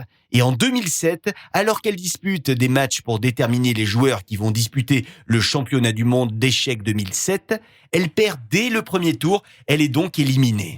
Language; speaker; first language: French; native; French